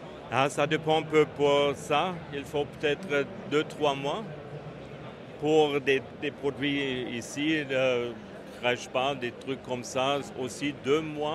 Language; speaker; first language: French; non-native, fluent; German